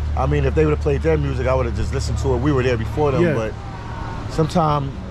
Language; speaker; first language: English; native; English